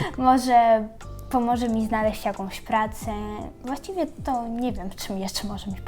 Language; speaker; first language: Polish; early bilingual, other home language; Ukrainian